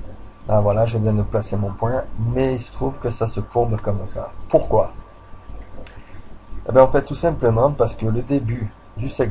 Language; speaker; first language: French; native; French